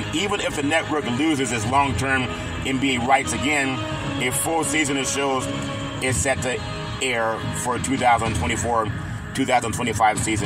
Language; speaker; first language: English; native; English